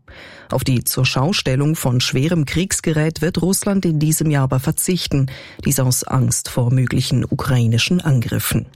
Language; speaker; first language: German; native; German